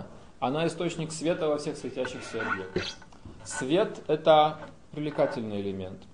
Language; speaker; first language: Russian; native; Russian